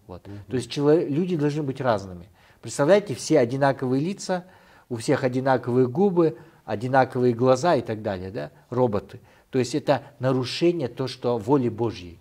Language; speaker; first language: Russian; non-native, local second language; Kyrgyz